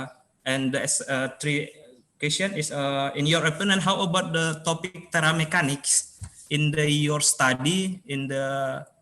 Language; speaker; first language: English; non-native, learner; Indonesian